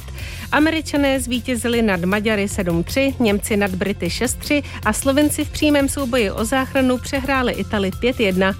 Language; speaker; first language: Czech; native; Czech